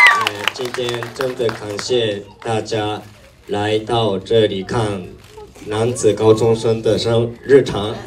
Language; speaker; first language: Chinese; non-native, learner; Japanese